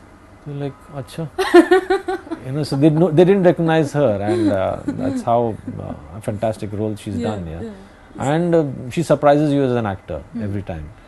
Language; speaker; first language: English; non-native, local second language; Hindi